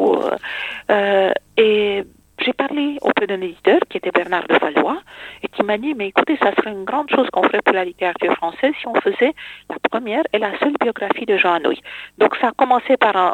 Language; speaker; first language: French; non-native, fluent; Romanian